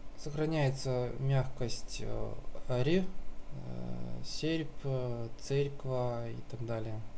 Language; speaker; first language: Russian; native; Russian